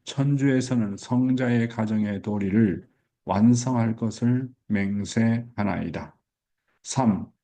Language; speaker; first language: Korean; native; Korean